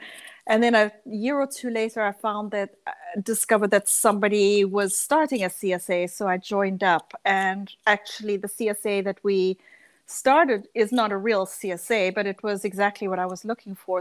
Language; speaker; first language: English; early bilingual, other home language; Dutch